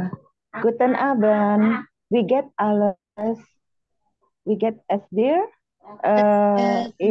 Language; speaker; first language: German; non-native, learner; Indonesian